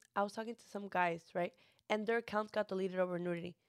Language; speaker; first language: English; early bilingual, other home language; Spanish